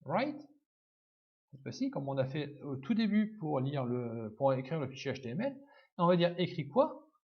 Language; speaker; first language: French; native; French